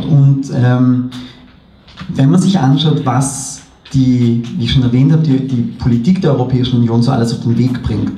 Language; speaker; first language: German; native; German